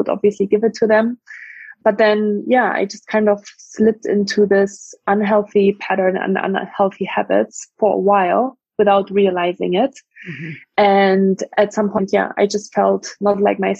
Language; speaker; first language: English; non-native, fluent; German